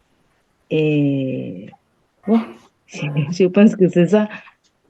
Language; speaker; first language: French; non-native, learner; Spanish